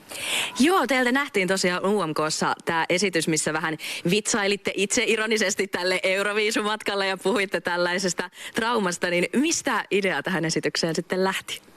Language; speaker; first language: Finnish; native; Finnish